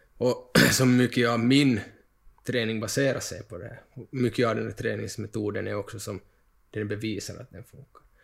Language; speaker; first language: Swedish; native; Swedish